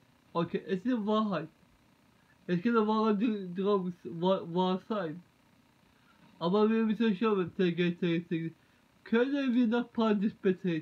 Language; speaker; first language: German; non-native, learner; Turkish